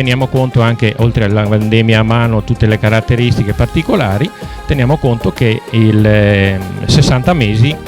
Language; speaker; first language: Italian; native; Italian